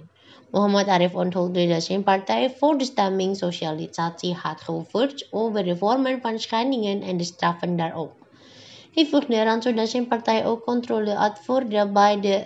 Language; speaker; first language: Dutch; non-native, fluent; Indonesian